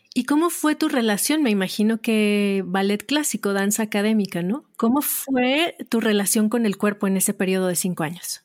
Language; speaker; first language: Spanish; native; Spanish